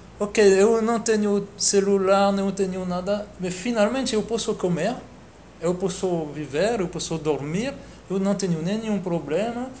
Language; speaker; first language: Portuguese; non-native, fluent; French